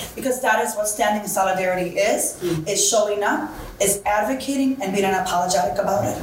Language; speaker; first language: English; early bilingual, other home language; Spanish